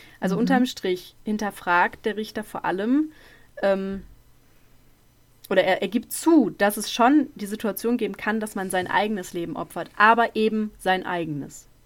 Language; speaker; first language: German; native; German